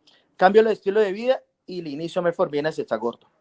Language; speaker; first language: Spanish; native; Spanish